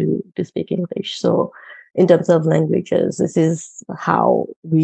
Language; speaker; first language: English; non-native, fluent; Morisyen